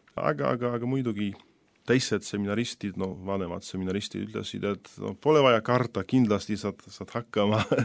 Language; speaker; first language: Estonian; non-native, fluent; Polish